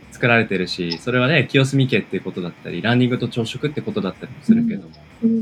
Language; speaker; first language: Japanese; native; Japanese